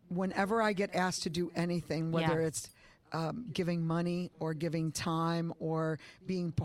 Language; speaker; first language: English; early bilingual, other home language; Spanish